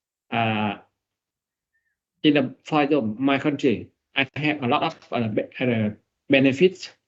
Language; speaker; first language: English; non-native, learner; Vietnamese